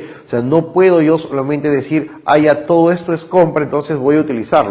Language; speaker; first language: Spanish; native; Spanish